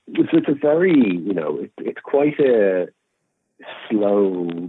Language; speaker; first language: English; native; English